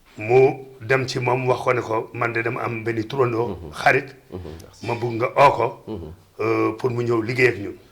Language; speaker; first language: Wolof; non-native, local second language; Serer